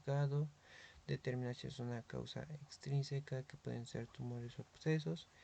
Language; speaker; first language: Spanish; native; Spanish